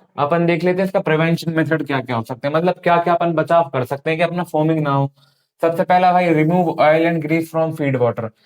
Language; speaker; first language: Hindi; native; Hindi